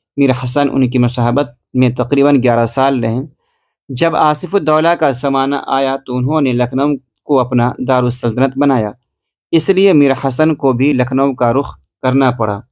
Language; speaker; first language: Urdu; native; Urdu